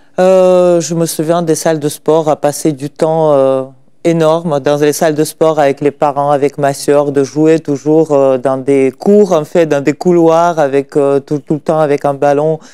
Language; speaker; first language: French; non-native, fluent; Russian